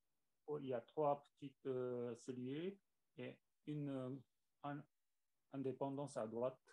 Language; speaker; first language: French; non-native, learner; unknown